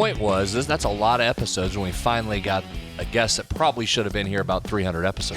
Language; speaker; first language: English; native; English